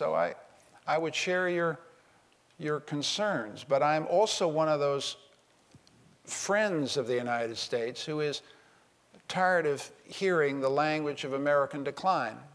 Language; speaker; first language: English; native; English